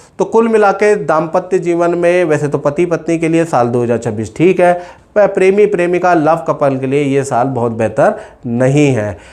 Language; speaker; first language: Hindi; native; Hindi